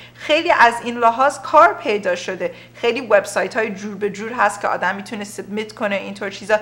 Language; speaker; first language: Persian; early bilingual, heritage; Persian